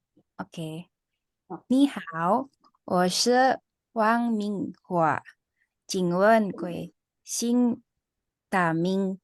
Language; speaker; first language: Chinese; non-native, learner; Indonesian